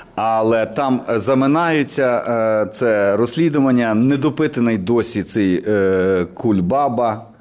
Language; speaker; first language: Ukrainian; non-native, local second language; Russian